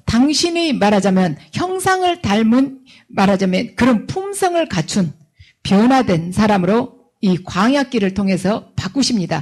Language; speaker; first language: Korean; native; Korean